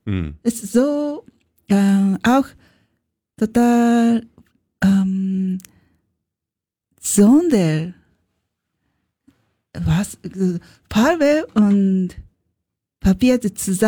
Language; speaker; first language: German; non-native, learner; Japanese